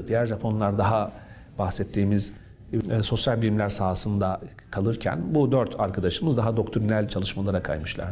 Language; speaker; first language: Turkish; native; Turkish